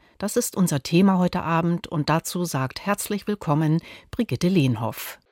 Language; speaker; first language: German; native; German